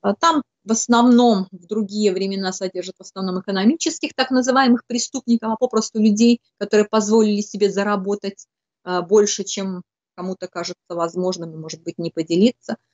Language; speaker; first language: Russian; native; Russian